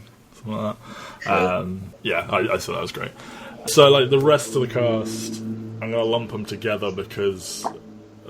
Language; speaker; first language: English; native; English